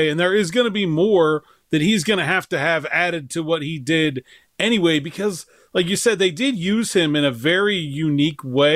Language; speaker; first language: English; native; English